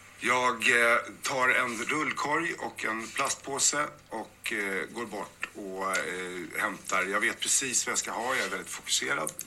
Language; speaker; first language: Swedish; native; Swedish